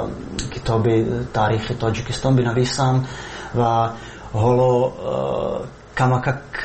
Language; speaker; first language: Persian; non-native, fluent; Czech